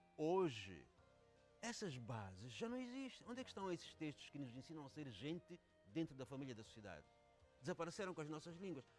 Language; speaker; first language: Portuguese; non-native, local second language; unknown